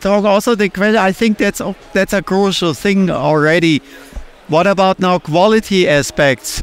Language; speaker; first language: English; non-native, fluent; German